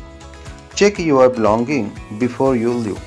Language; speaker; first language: English; non-native, local second language; Urdu